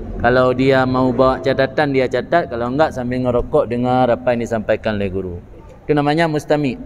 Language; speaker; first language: Malay; non-native, local second language; Achinese